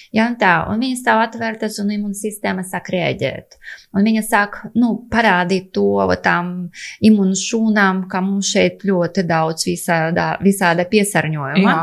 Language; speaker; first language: Latvian; non-native, local second language; Russian